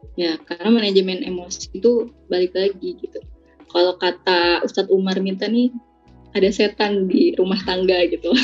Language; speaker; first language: Indonesian; native; Indonesian